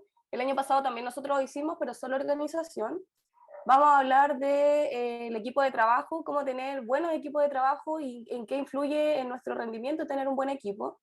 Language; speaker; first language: Spanish; native; Spanish